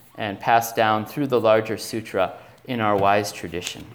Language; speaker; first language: English; native; English